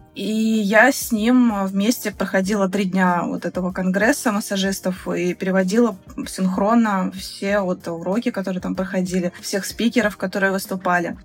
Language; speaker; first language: Russian; native; Russian